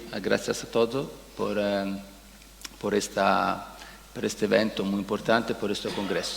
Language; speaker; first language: Spanish; non-native, learner; Italian